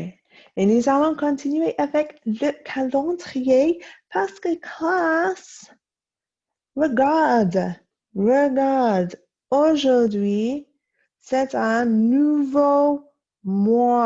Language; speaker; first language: French; non-native, fluent; English